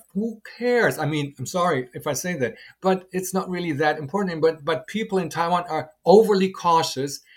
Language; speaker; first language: English; non-native, fluent; German